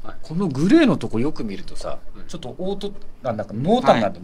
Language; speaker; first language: Japanese; native; Japanese